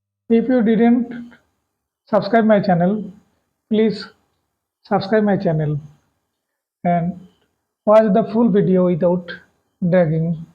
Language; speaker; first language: English; non-native, local second language; Bangla